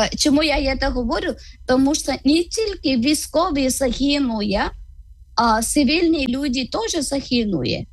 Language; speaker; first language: Ukrainian; non-native, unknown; Malayalam